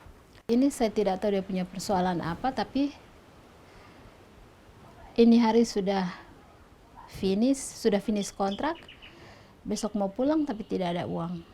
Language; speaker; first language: Indonesian; non-native, local second language; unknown